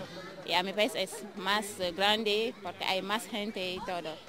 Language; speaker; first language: Spanish; non-native, learner; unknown